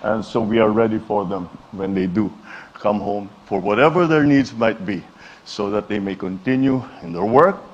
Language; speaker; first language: English; non-native, local second language; Filipino